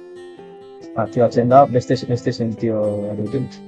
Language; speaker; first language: Basque; non-native, local second language; Spanish